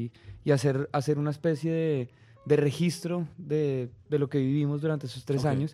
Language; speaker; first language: Spanish; native; Spanish